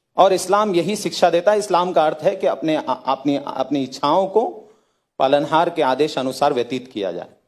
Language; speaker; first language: Hindi; native; Hindi